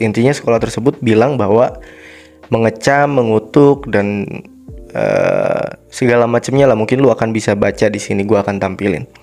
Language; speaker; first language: Indonesian; native; Indonesian